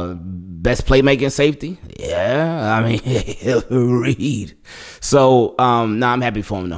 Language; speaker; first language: English; native; English